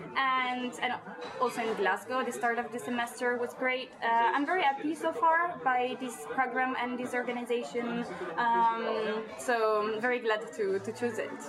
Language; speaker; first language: English; non-native, fluent; Italian